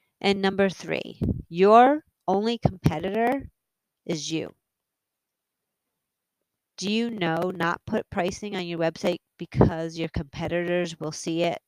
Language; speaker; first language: English; native; English